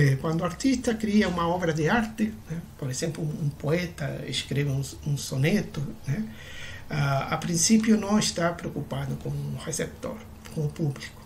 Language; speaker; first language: Portuguese; non-native, fluent; Spanish